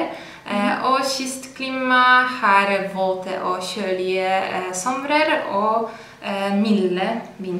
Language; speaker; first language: Norwegian; non-native, fluent; Polish